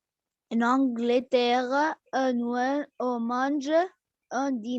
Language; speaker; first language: French; non-native, learner; Arabic